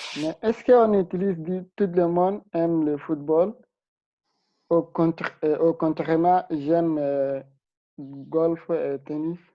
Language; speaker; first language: French; non-native, learner; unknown